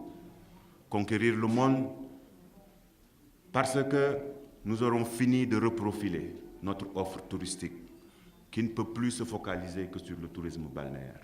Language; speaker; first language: French; non-native, local second language; Wolof